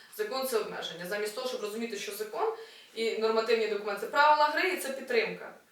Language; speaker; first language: Ukrainian; non-native, local second language; Russian